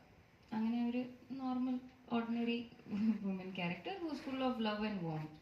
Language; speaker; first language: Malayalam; early bilingual, heritage; Malayalam